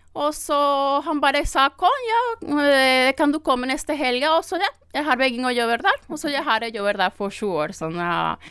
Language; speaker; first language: Norwegian; non-native, learner; Spanish